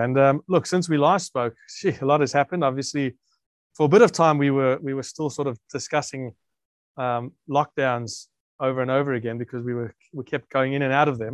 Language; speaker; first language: English; native; English